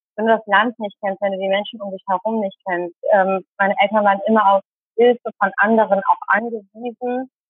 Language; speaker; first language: German; early bilingual, other home language; Tamil